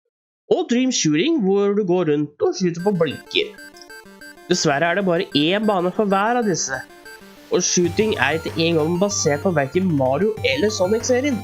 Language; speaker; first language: Norwegian; native; Norwegian